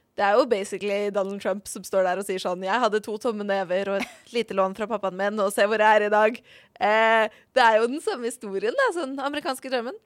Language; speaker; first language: Norwegian; native; Norwegian